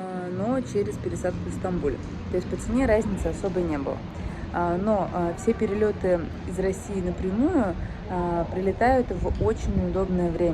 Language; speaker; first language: Russian; native; Russian